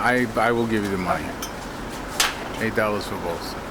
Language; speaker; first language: English; native; English